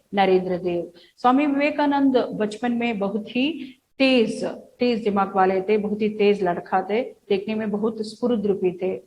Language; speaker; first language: Hindi; non-native, local second language; Kannada